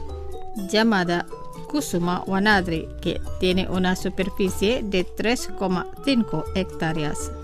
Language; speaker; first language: Spanish; non-native, fluent; Indonesian